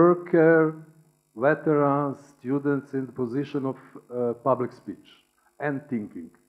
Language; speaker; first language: English; non-native, learner; Serbian